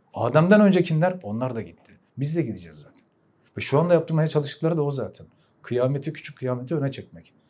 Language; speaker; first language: Turkish; early bilingual, heritage; Turkish